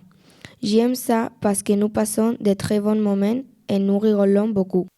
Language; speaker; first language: French; non-native, learner; Spanish